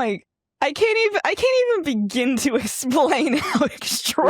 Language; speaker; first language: English; native; English